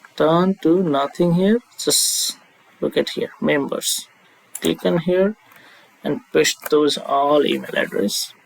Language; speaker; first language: English; non-native, local second language; Nepali